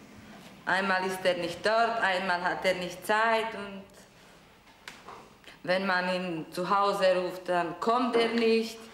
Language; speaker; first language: German; non-native, local second language; Romanian